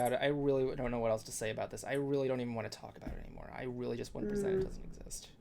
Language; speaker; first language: English; native; English